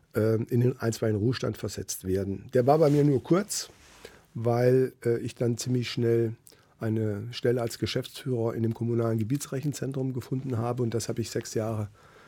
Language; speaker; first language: German; native; German